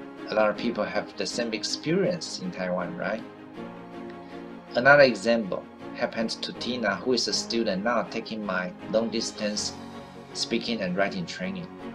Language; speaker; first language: English; non-native, fluent; Chinese